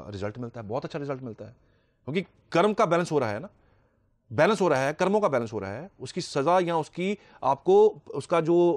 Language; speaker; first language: Hindi; native; Hindi